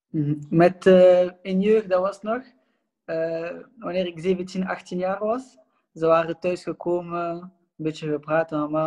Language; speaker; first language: Dutch; non-native, local second language; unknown